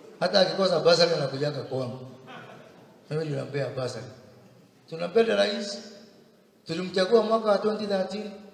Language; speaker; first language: Swahili; non-native, local second language; Kikuyu